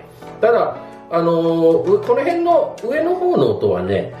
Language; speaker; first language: Japanese; native; Japanese